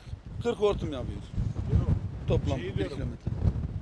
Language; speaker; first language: Turkish; native; Turkish